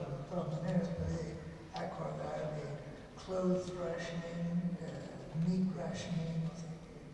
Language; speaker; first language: Spanish; non-native, fluent; English